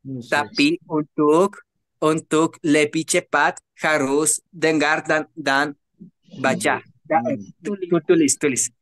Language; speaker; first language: Indonesian; non-native, learner; Spanish